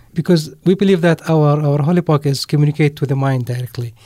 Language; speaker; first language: English; non-native, fluent; Arabic